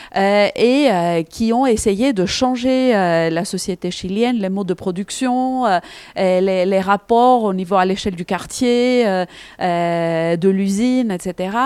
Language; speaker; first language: French; non-native, fluent; Greek